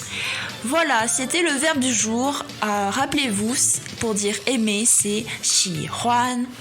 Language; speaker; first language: French; non-native, fluent; Chinese